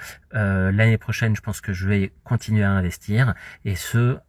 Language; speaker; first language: French; native; French